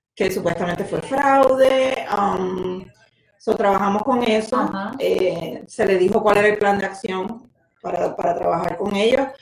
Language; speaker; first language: Spanish; native; Spanish